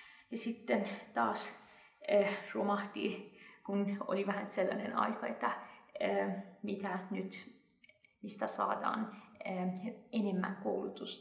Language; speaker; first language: Finnish; non-native, fluent; Persian